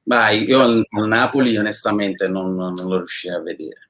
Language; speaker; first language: Italian; native; Italian